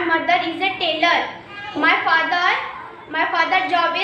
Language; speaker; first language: English; non-native, learner; Hindi